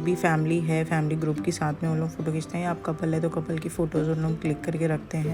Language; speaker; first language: Hindi; native; Hindi